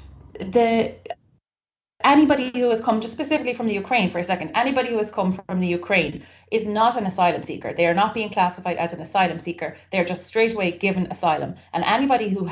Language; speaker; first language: English; native; English